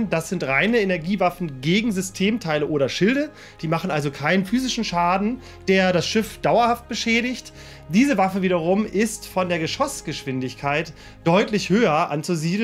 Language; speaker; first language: German; native; German